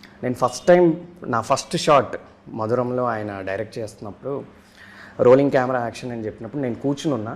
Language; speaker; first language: Telugu; native; Telugu